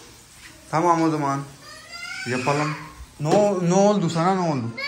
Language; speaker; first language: Turkish; non-native, learner; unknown